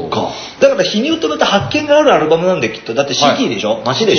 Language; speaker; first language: Japanese; native; Japanese